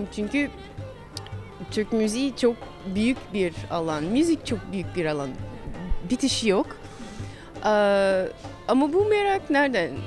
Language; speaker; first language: Turkish; non-native, fluent; English